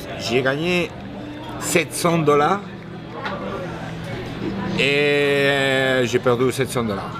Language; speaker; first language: French; non-native, learner; Spanish